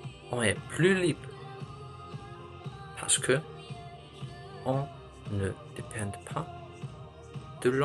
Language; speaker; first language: French; non-native, learner; German